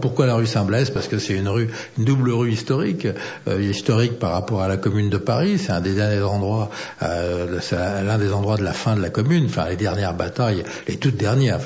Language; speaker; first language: French; native; French